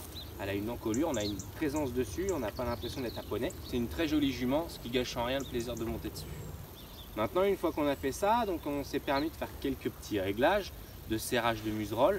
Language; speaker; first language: French; native; French